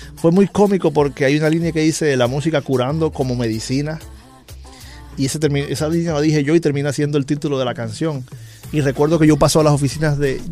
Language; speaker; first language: Spanish; native; Spanish